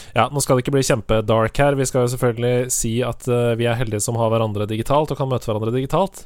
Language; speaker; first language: Norwegian; native; Norwegian